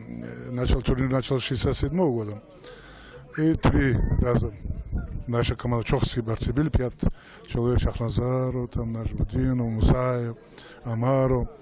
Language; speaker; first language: Russian; non-native, local second language; Avaric